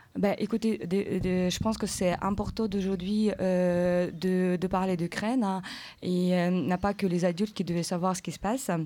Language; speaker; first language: French; native; French